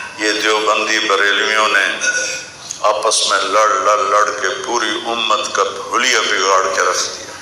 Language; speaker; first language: Urdu; non-native, local second language; Punjabi